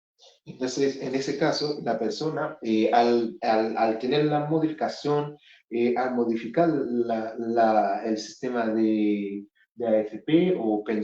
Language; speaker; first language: Spanish; non-native, fluent; Haitian Creole